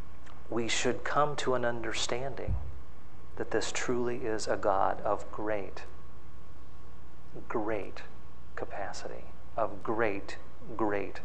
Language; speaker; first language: English; native; English